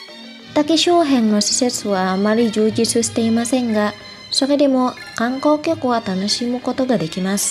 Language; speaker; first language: Japanese; non-native, fluent; Indonesian